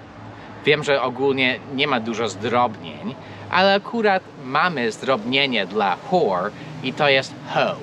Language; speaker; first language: Polish; non-native, fluent; English